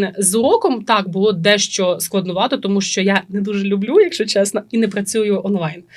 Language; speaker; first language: Ukrainian; native; Ukrainian